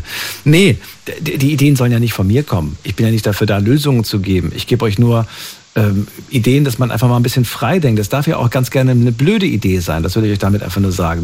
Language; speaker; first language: German; native; German